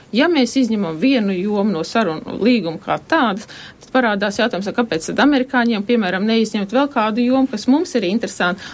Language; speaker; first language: Latvian; native; Latvian